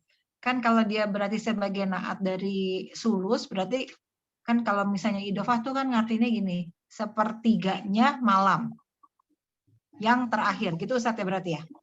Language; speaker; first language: Indonesian; native; Indonesian